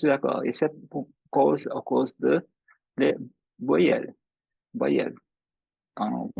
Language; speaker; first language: French; non-native, fluent; English